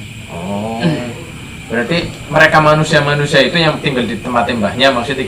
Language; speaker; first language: Indonesian; native; Indonesian